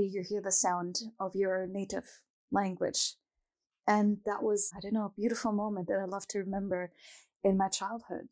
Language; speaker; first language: English; non-native, fluent; German